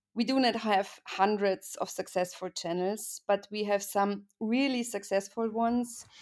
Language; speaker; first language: English; non-native, fluent; German